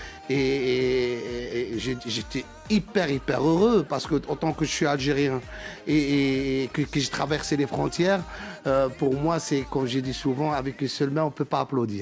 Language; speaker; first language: French; non-native, local second language; Arabic